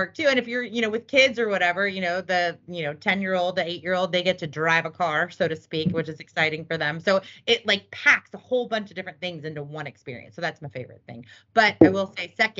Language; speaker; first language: English; native; English